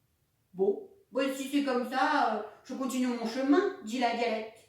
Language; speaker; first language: French; native; French